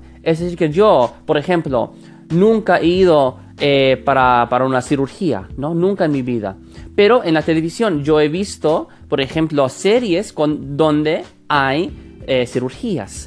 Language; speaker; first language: Spanish; non-native, fluent; English